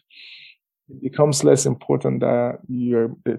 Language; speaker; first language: English; non-native, local second language; Igbo